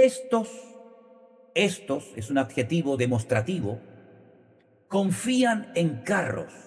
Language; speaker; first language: Spanish; native; Spanish